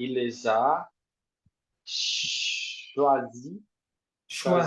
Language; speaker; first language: French; non-native, learner; Portuguese